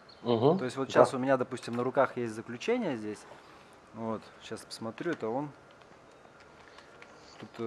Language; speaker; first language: Russian; native; Russian